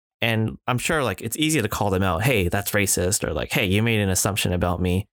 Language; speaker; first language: English; native; English